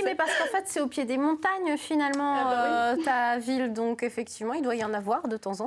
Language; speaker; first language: French; native; French